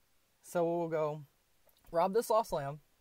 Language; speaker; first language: English; native; English